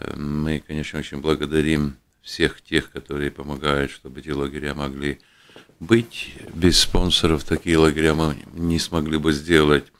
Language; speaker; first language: Russian; non-native, local second language; Latvian